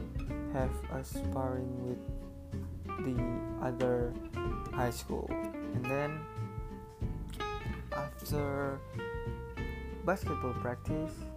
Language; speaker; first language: English; non-native, learner; Indonesian